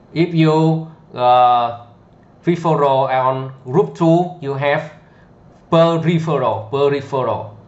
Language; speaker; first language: English; non-native, learner; Vietnamese